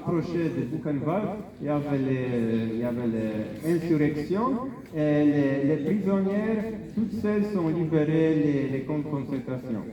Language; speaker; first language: French; non-native, fluent; Polish